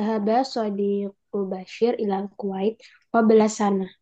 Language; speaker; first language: Arabic; non-native, learner; Indonesian